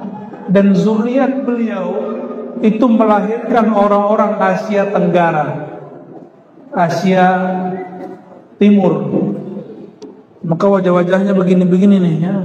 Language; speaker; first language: Indonesian; native; Indonesian